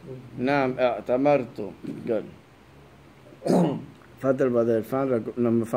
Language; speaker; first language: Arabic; non-native, fluent; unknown